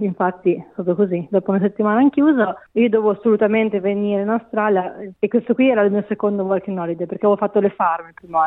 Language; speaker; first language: Italian; native; Italian